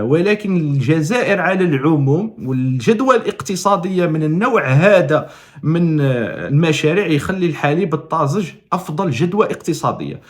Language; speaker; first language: Arabic; native; Arabic